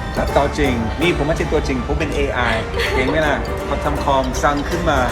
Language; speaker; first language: Thai; non-native, fluent; English